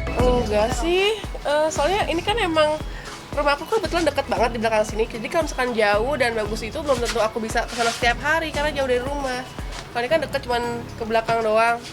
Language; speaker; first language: Indonesian; native; Indonesian